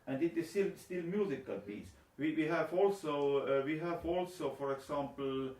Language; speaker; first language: English; non-native, learner; Estonian